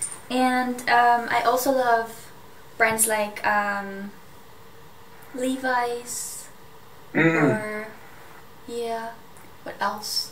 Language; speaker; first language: English; non-native, fluent; German